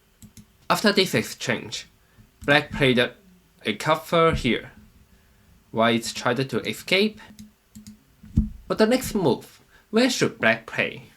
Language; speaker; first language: English; non-native, fluent; Chinese